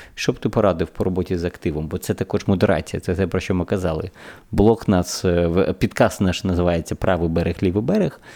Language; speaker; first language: Ukrainian; native; Ukrainian